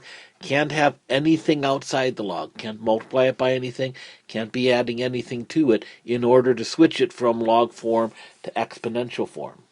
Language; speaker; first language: English; native; English